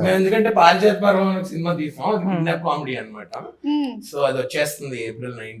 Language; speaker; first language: Telugu; native; Telugu